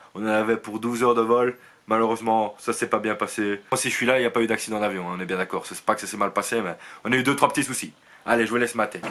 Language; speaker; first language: French; native; French